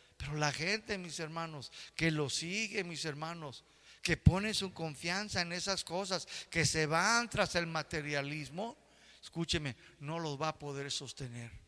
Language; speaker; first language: Spanish; early bilingual, heritage; Spanish